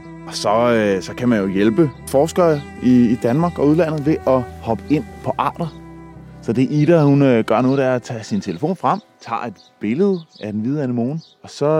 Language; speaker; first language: Danish; native; Danish